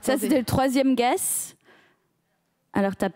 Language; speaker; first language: French; early bilingual, heritage; French